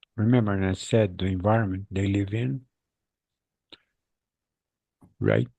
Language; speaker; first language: English; non-native, fluent; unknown